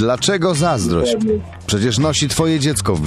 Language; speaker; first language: Polish; native; Polish